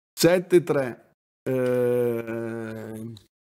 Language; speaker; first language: Italian; native; Italian